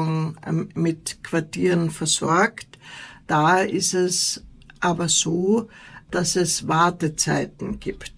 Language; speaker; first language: German; native; German